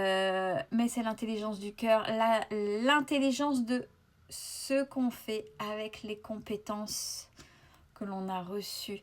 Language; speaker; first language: French; native; French